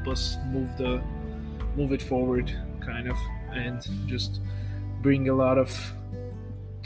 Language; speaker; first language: English; non-native, fluent; Armenian